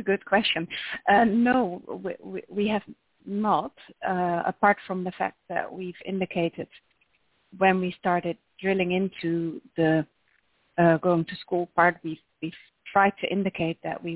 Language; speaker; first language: English; non-native, fluent; Dutch